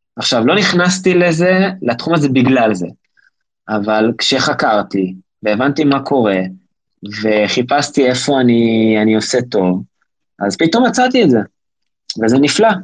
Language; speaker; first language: Hebrew; native; Hebrew